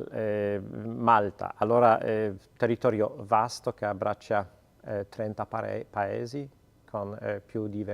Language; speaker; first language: Italian; non-native, fluent; Polish